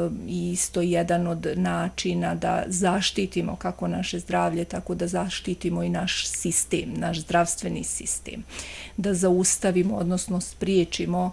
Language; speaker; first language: Croatian; native; Croatian